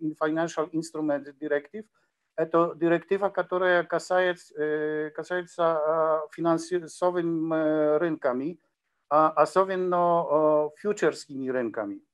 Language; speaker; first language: Russian; non-native, learner; Polish